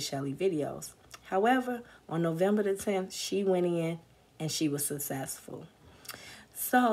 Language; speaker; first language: English; native; English